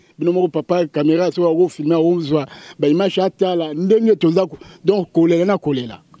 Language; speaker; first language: Lingala; native; Lingala